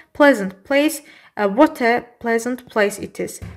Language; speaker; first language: English; non-native, fluent; Azerbaijani